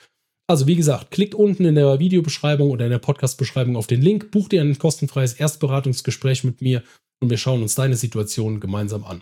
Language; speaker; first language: German; native; German